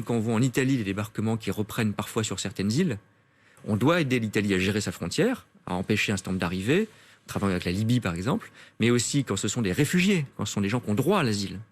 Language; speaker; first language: French; native; French